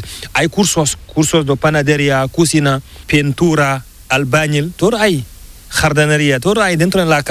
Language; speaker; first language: Spanish; non-native, learner; Fula